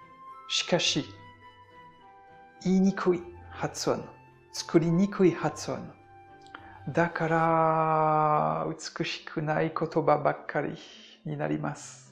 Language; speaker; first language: Japanese; non-native, fluent; French